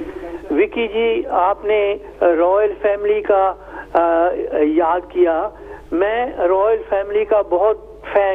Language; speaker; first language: Hindi; early bilingual, heritage; Hindi